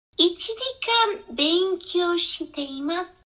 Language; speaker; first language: Japanese; non-native, learner; Spanish